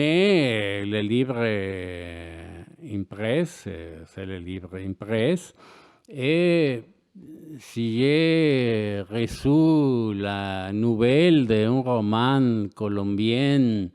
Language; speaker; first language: French; non-native, learner; Spanish